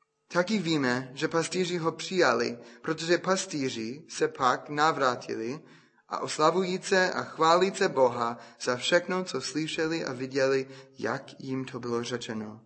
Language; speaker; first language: Czech; non-native, fluent; English